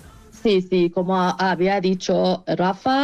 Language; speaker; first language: Spanish; non-native, fluent; Persian